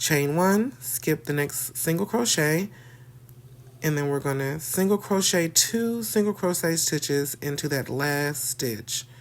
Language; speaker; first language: English; native; English